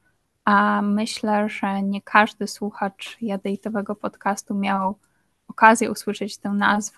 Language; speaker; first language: Polish; native; Polish